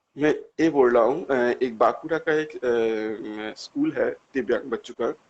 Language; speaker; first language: Hindi; non-native, local second language; Bangla